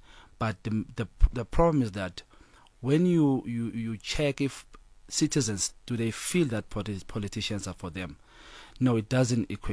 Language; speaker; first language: English; non-native, local second language; Zulu